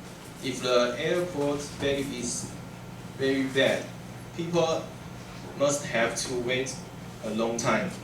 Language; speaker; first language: English; non-native, learner; Chinese